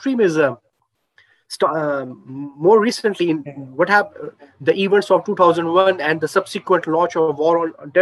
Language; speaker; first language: English; non-native, local second language; Urdu